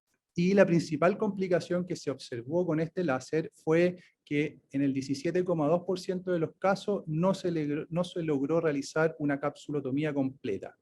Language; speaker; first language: Spanish; native; Spanish